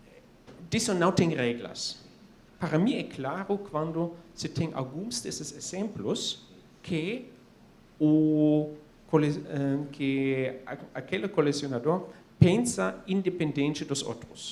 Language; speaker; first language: Portuguese; non-native, fluent; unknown